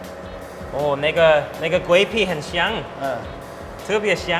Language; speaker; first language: Chinese; non-native, fluent; English